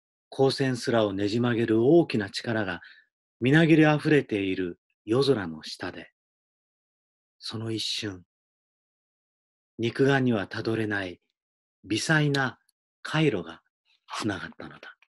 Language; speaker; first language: Japanese; native; Japanese